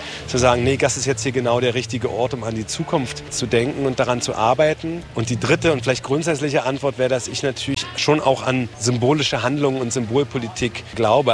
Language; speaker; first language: German; native; German